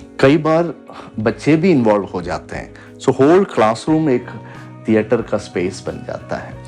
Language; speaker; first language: Hindi; non-native, local second language; Malayalam